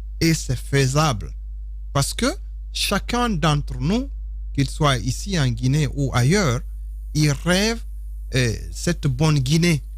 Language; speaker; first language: French; non-native, local second language; Fula